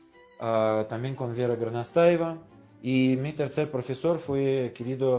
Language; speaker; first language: Spanish; non-native, fluent; Russian